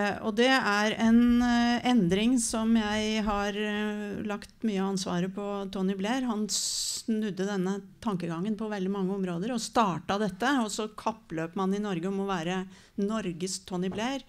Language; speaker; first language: Norwegian; native; Norwegian